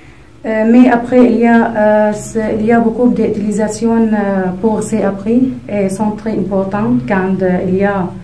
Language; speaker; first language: French; non-native, fluent; Arabic